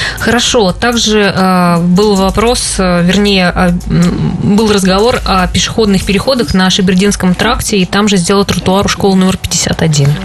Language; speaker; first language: Russian; native; Russian